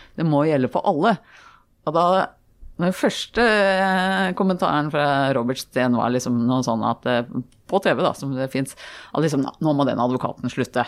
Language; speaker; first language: Norwegian; native; Norwegian